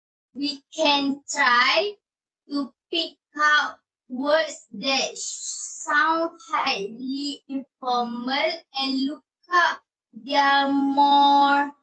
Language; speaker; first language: English; non-native, learner; Malay